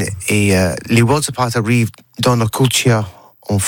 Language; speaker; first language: French; non-native, learner; English